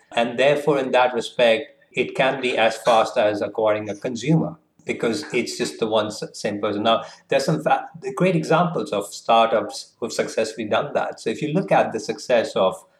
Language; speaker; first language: English; non-native, local second language; Hindi